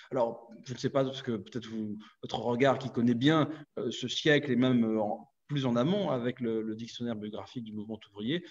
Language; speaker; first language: French; native; French